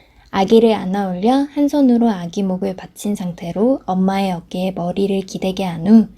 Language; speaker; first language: Korean; native; Korean